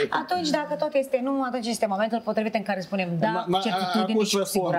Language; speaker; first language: Romanian; native; Romanian